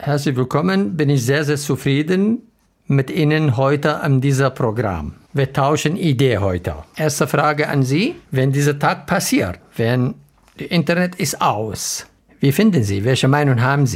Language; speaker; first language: German; non-native, learner; Arabic